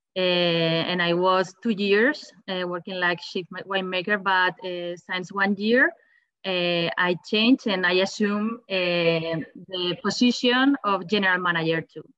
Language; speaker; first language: English; non-native, fluent; Spanish